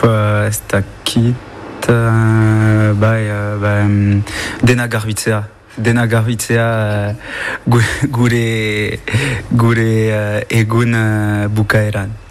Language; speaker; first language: Basque; non-native, local second language; French